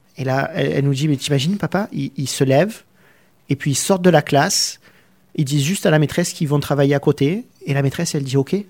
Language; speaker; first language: French; native; French